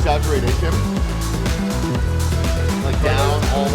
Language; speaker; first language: English; native; English